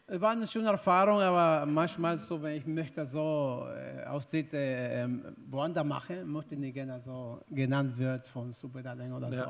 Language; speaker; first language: German; non-native, learner; Spanish